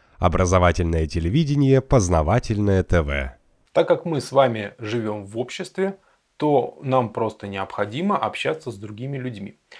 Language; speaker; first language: Russian; native; Russian